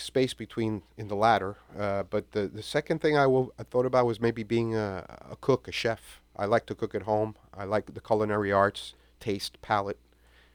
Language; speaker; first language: English; native; English